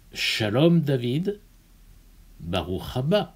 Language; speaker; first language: Hebrew; non-native, fluent; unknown